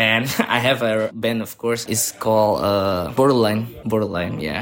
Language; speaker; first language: English; non-native, learner; Indonesian